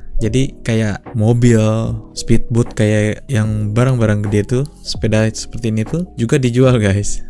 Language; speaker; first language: Indonesian; native; Indonesian